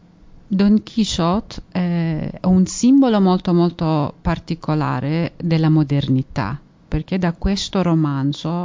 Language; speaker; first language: Italian; non-native, fluent; Persian